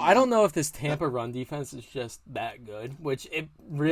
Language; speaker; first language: English; native; English